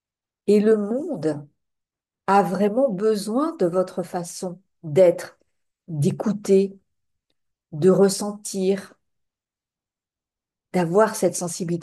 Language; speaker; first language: French; native; French